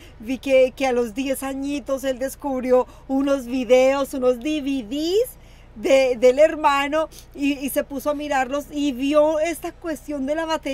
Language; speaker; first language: Spanish; native; Spanish